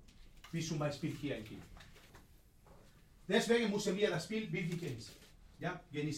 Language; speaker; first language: German; non-native, fluent; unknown